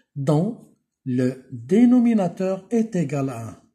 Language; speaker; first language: French; non-native, local second language; Arabic